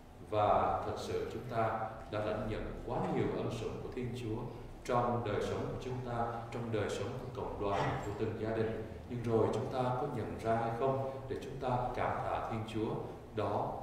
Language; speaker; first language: Vietnamese; native; Vietnamese